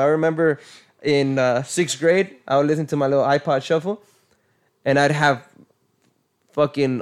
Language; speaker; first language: English; early bilingual, other home language; Spanish